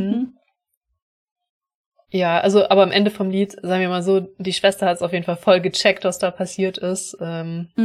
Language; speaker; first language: German; native; German